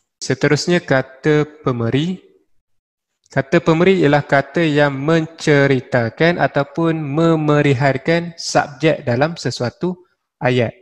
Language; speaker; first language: Malay; native; Malay